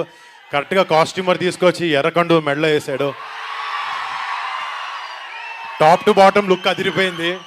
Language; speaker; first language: Telugu; native; Telugu